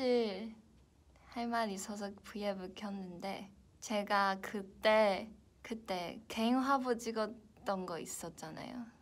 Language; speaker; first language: Korean; non-native, fluent; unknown